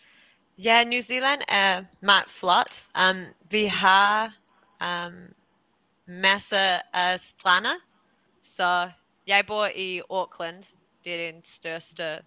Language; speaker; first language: Danish; early bilingual, heritage; English